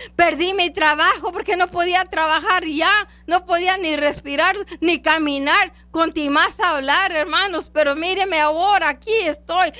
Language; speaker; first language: Spanish; non-native, local second language; English